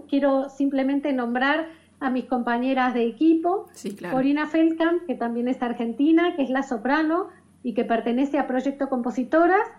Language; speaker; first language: Spanish; native; Spanish